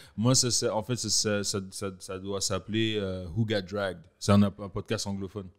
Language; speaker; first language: French; native; French